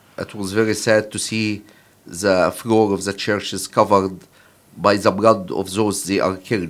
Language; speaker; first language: English; non-native, fluent; Arabic